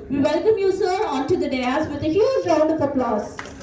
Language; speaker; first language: English; non-native, local second language; Telugu